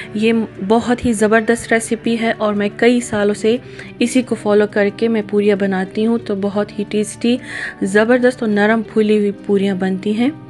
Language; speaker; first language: Urdu; native; Urdu